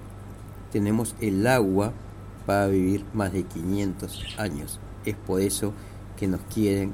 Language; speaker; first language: Spanish; native; Spanish